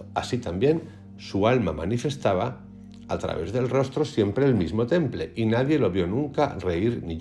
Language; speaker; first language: Spanish; native; Spanish